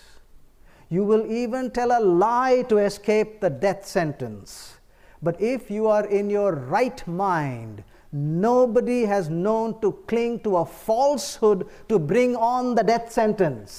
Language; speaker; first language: English; non-native, local second language; Bangla